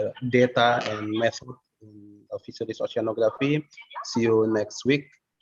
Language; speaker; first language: English; non-native, fluent; Indonesian